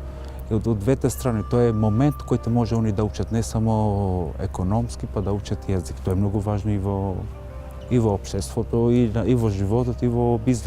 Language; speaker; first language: Macedonian; non-native, local second language; Albanian